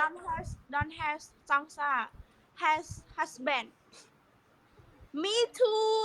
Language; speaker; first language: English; non-native, learner; Khmer